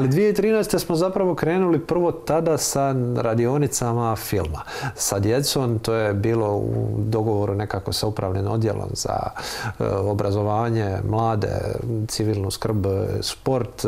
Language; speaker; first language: Croatian; native; Croatian